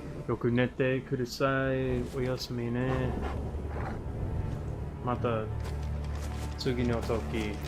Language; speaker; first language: Japanese; non-native, learner; English